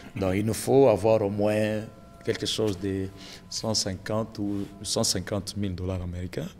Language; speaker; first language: French; non-native, local second language; Lingala